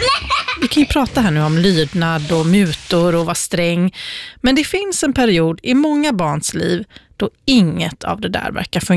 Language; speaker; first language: Swedish; native; Swedish